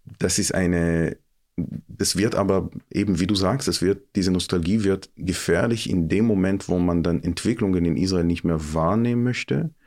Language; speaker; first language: German; non-native, fluent; Hebrew